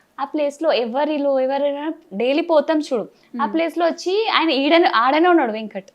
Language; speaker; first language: Telugu; non-native, local second language; Urdu